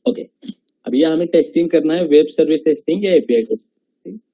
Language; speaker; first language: Hindi; non-native, local second language; Marathi